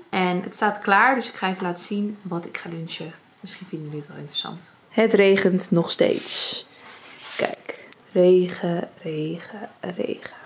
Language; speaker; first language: Dutch; early bilingual, other home language; Armenian